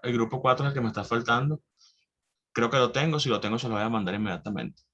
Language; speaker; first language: Spanish; native; Spanish